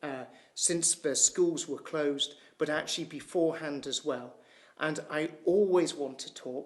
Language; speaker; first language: English; native; English